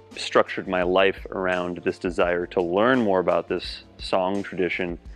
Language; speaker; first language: English; native; English